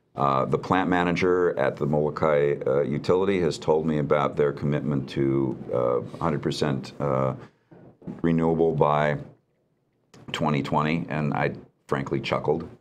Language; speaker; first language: English; native; English